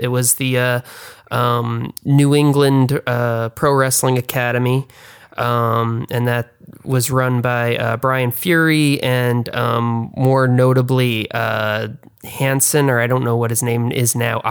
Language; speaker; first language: English; native; English